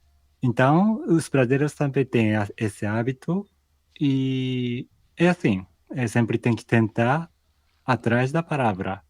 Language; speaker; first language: Portuguese; non-native, fluent; Japanese